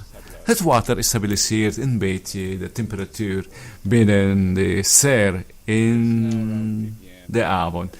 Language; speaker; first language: Dutch; non-native, fluent; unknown